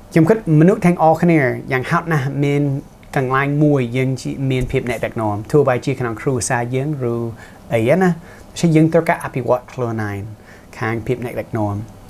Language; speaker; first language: Khmer; non-native, fluent; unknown